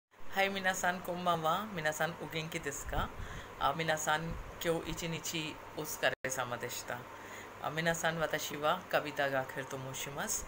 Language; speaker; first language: Japanese; non-native, fluent; Hindi